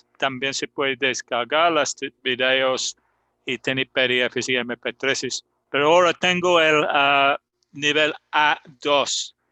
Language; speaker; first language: Spanish; non-native, fluent; English